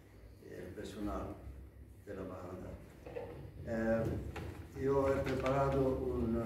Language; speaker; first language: Spanish; non-native, learner; Greek